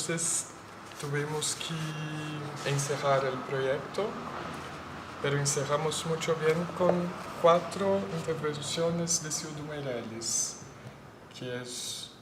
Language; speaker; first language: Spanish; non-native, fluent; Portuguese